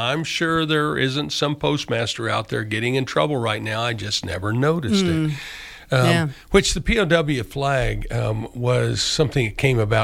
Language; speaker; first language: English; native; English